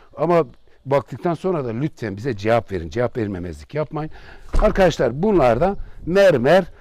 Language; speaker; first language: Turkish; native; Turkish